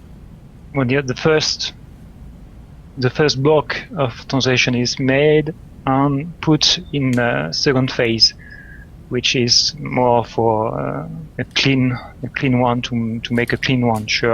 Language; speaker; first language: English; non-native, learner; French